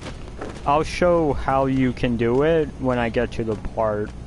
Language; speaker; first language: English; native; English